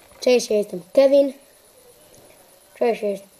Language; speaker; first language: Polish; early bilingual, heritage; Polish